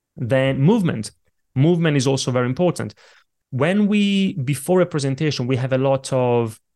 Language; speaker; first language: English; non-native, fluent; Italian